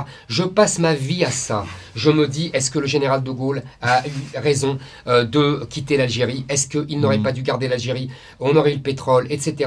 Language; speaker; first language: French; native; French